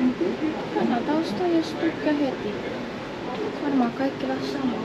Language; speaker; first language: Finnish; non-native, learner; Indonesian